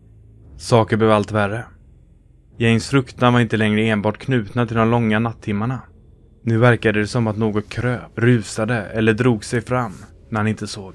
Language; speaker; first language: Swedish; native; Swedish